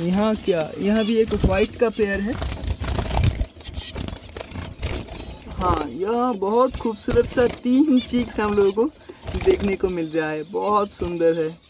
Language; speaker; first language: Hindi; non-native, local second language; Bangla